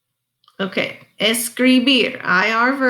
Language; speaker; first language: Spanish; non-native, fluent; English